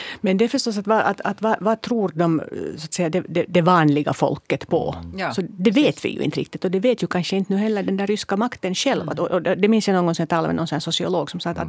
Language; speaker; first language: Swedish; native; Swedish